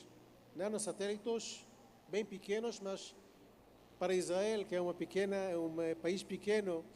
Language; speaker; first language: Portuguese; non-native, fluent; Hebrew